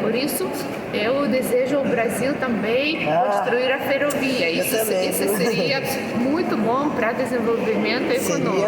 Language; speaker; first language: Portuguese; non-native, fluent; Russian